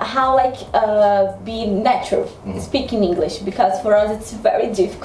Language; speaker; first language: English; non-native, learner; Portuguese